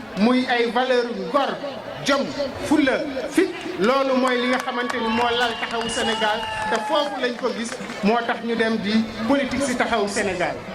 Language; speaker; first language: Wolof; native; Wolof